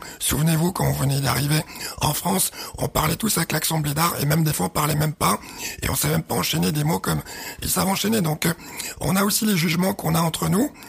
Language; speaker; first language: French; early bilingual, other home language; Arabic